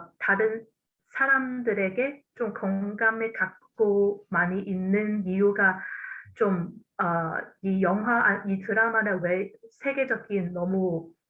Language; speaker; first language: Korean; non-native, fluent; Cantonese